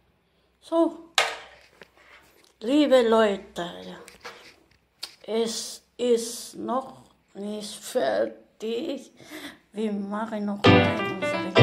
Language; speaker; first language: German; non-native, learner; Filipino